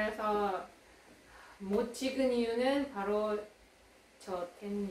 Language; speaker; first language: Korean; non-native, learner; Russian